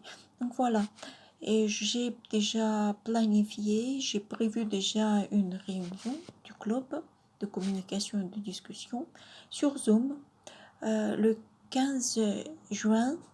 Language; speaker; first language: French; non-native, fluent; Russian